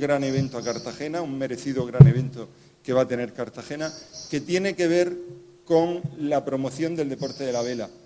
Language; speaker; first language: Spanish; native; Spanish